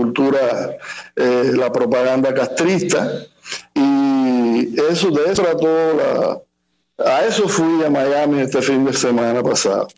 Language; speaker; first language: Spanish; native; Spanish